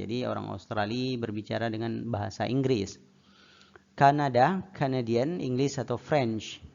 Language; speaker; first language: Indonesian; non-native, local second language; Achinese